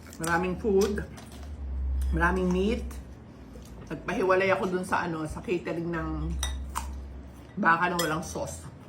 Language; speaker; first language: Filipino; native; Filipino